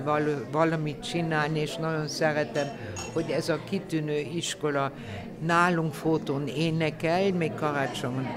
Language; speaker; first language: Hungarian; non-native, fluent; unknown